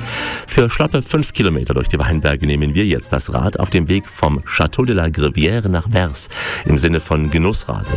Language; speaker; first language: German; native; German